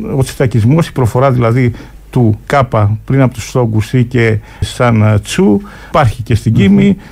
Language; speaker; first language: Greek; native; Greek